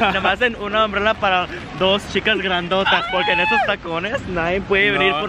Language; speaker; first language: Spanish; native; Spanish